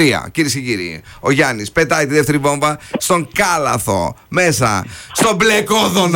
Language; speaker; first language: Greek; native; Greek